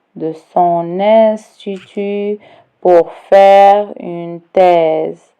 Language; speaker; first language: French; non-native, local second language; Arabic